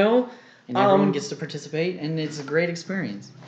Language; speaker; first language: English; native; English